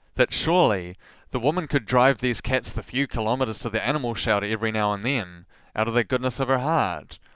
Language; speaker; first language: English; native; English